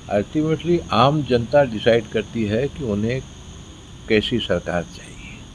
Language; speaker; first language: Hindi; native; Hindi